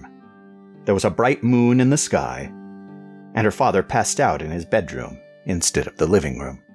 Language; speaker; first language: English; native; English